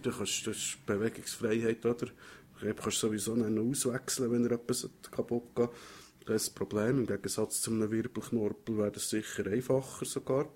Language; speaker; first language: German; native; German